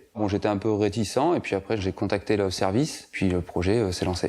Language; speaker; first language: French; native; French